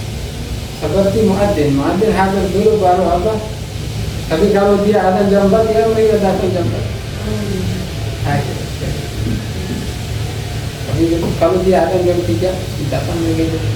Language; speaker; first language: Indonesian; non-native, learner; Arabic